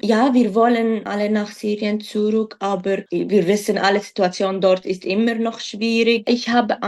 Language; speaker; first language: German; non-native, learner; Arabic